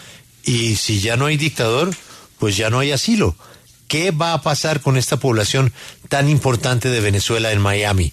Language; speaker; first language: Spanish; native; Spanish